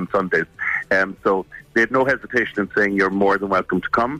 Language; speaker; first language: English; native; English